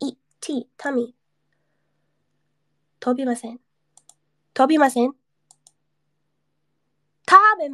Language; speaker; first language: Japanese; non-native, learner; English